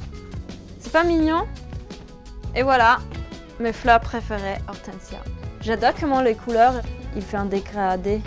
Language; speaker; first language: French; non-native, fluent; Danish